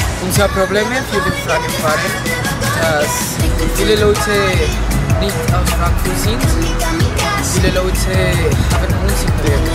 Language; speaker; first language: German; non-native, learner; Spanish